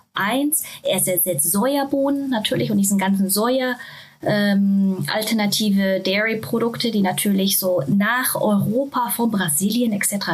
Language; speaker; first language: German; non-native, fluent; Japanese